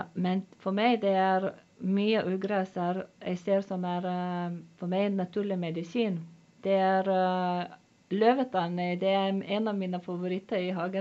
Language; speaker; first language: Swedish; non-native, learner; Lithuanian